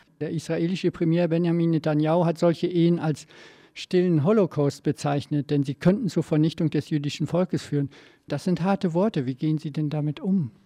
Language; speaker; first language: German; native; German